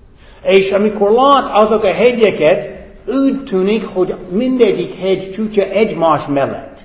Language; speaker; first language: Hungarian; non-native, fluent; English